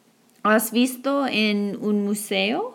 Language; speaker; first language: Spanish; non-native, fluent; English